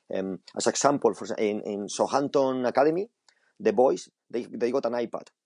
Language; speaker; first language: English; non-native, fluent; Spanish